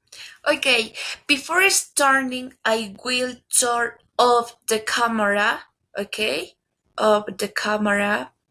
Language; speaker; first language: English; non-native, learner; Spanish